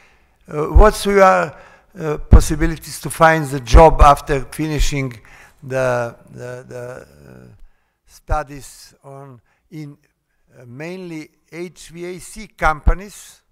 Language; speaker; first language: English; non-native, fluent; Serbian